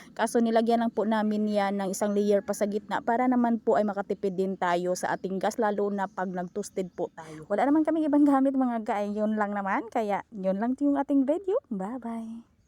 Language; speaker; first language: Filipino; non-native, local second language; Cebuano